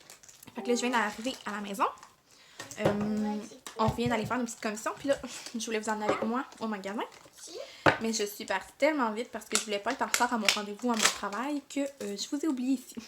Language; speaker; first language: French; native; French